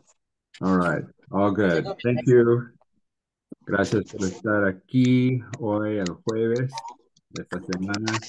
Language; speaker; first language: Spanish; non-native, learner; English